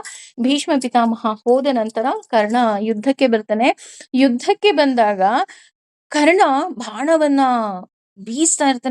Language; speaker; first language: Kannada; native; Kannada